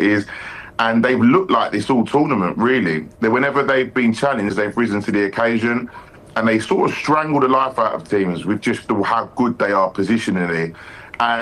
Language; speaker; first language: English; native; English